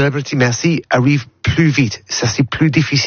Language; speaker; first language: French; non-native, learner; English